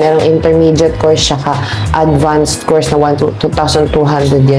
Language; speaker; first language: Filipino; native; Filipino